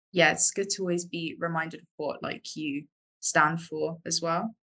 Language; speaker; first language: English; native; English